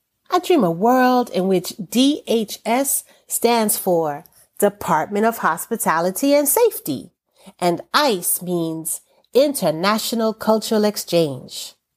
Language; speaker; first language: English; native; English